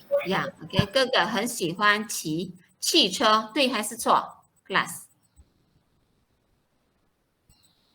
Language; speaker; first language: Chinese; non-native, fluent; Malay